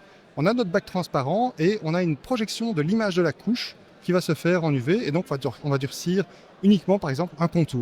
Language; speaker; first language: French; native; French